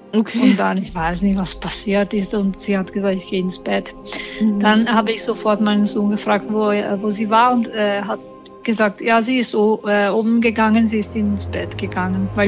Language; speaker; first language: German; non-native, learner; Italian